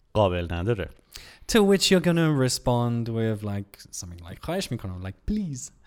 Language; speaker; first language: English; native; English